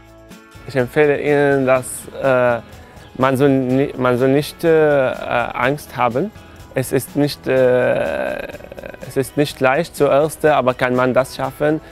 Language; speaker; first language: German; non-native, learner; Arabic